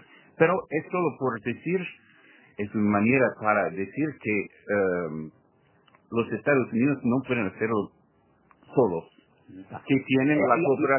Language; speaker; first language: Spanish; non-native, fluent; English